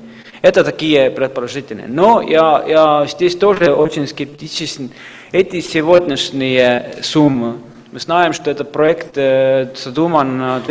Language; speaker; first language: Russian; non-native, fluent; Estonian